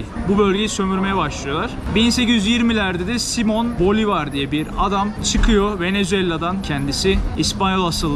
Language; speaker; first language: Turkish; native; Turkish